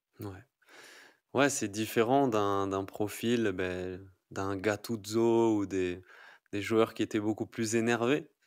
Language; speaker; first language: French; native; French